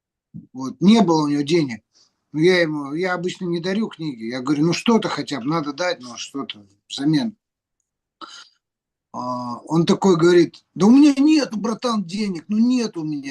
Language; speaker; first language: Russian; native; Russian